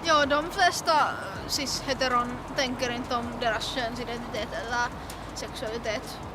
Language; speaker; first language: Swedish; non-native, local second language; Finnish